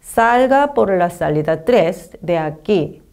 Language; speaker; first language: Spanish; non-native, learner; Korean